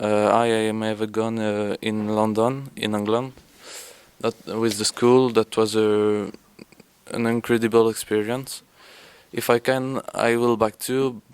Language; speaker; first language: English; non-native, learner; French